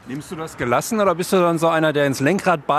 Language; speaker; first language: German; native; German